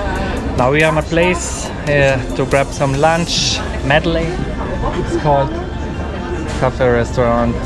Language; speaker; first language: English; non-native, fluent; German